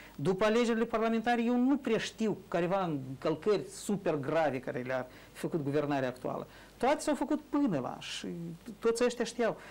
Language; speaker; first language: Romanian; native; Romanian